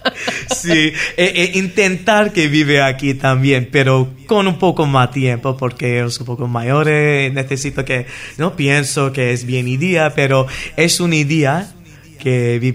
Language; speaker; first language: Spanish; non-native, learner; English